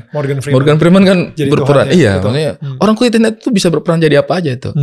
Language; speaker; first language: Indonesian; native; Indonesian